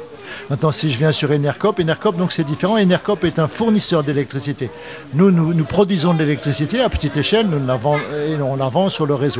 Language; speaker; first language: French; native; French